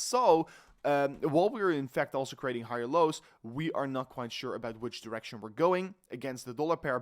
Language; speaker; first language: English; non-native, fluent; Dutch